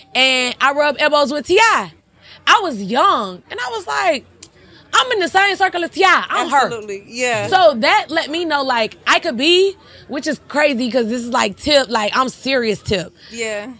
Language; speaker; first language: English; native; English